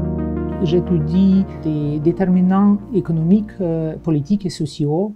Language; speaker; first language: French; non-native, fluent; Russian